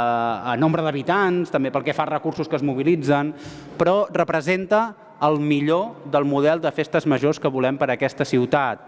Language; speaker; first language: Catalan; native; Catalan